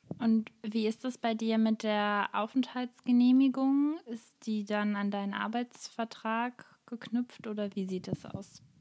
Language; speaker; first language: German; native; German